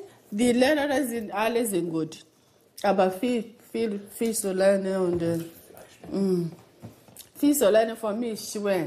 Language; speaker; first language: German; non-native, learner; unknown